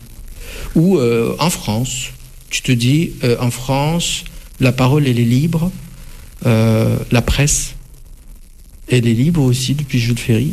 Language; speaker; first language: French; non-native, fluent; Russian